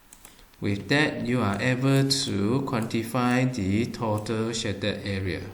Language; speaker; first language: English; non-native, fluent; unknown